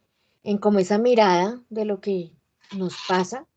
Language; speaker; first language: Spanish; native; Spanish